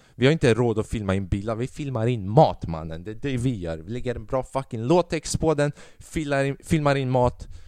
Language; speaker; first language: Swedish; early bilingual, other home language; Albanian